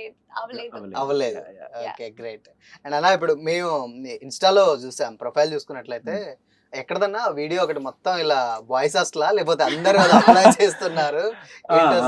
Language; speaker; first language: Telugu; native; Telugu